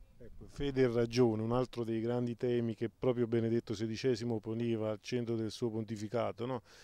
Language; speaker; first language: Italian; native; Italian